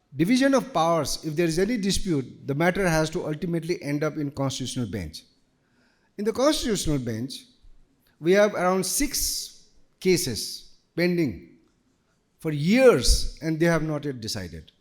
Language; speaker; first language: English; non-native, local second language; Nepali